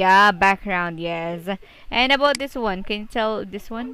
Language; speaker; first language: English; non-native, fluent; Filipino